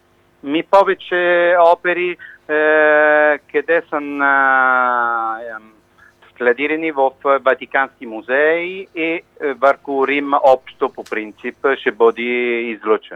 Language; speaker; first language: Bulgarian; non-native, learner; Italian